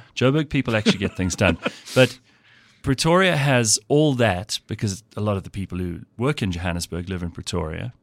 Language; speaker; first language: English; native; English